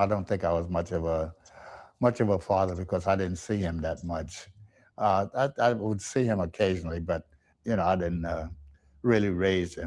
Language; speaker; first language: English; native; English